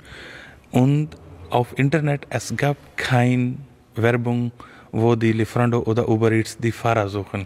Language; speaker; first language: German; non-native, learner; Urdu